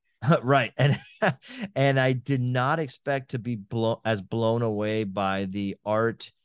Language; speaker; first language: English; native; English